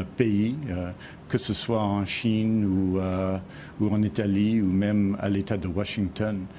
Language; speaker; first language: French; non-native, fluent; English